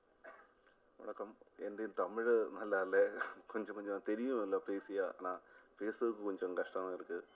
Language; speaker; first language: Tamil; non-native, learner; Malayalam